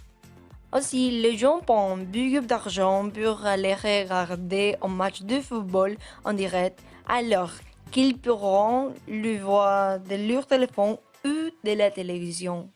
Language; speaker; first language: French; non-native, learner; Spanish